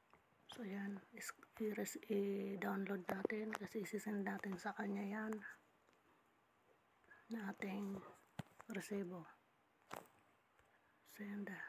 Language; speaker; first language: Filipino; native; Filipino